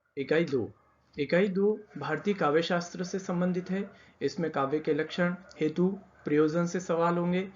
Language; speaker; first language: Hindi; native; Hindi